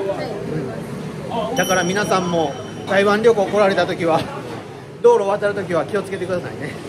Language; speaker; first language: Japanese; native; Japanese